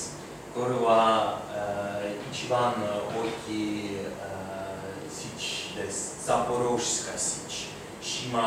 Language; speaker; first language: Japanese; non-native, learner; Ukrainian